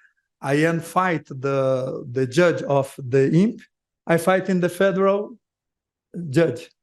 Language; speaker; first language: English; non-native, learner; Portuguese